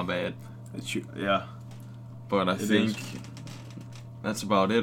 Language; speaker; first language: English; non-native, fluent; Danish